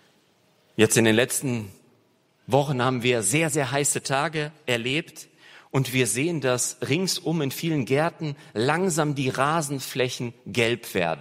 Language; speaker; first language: German; native; German